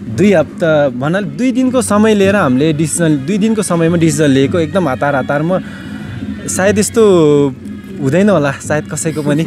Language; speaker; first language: Nepali; non-native, local second language; Eastern Tamang